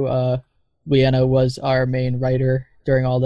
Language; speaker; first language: English; native; English